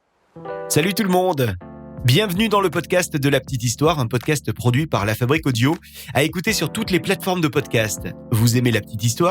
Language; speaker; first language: French; native; French